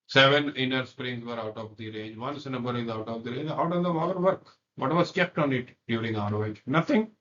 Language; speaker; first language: English; non-native, local second language; Hindi